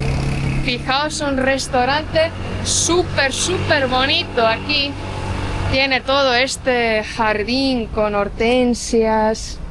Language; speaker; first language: Spanish; non-native, fluent; Estonian